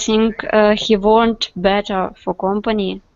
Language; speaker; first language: English; non-native, learner; Russian